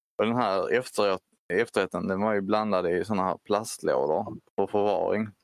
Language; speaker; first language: Swedish; native; Swedish